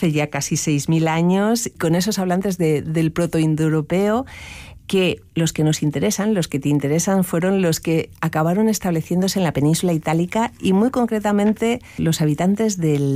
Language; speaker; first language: Spanish; native; Spanish